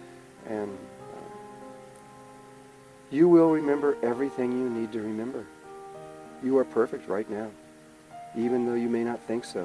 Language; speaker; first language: English; native; English